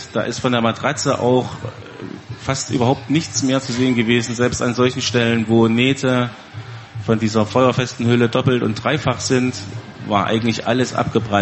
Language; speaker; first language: German; native; German